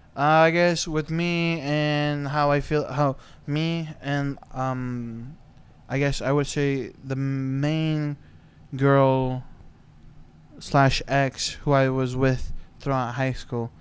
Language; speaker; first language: English; early bilingual, other home language; Spanish